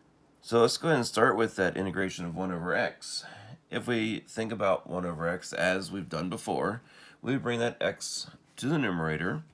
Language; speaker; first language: English; native; English